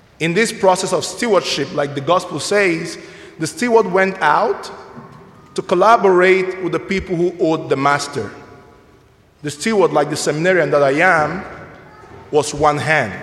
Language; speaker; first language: English; non-native, local second language; Igbo